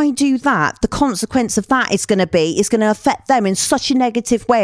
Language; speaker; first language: English; native; English